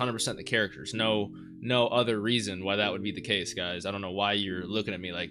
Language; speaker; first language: English; native; English